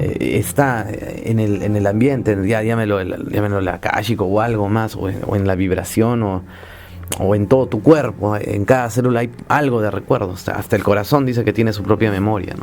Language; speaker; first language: Spanish; native; Spanish